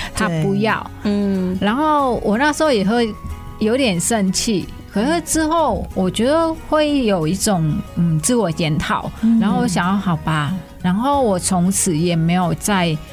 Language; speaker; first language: Chinese; non-native, fluent; Vietnamese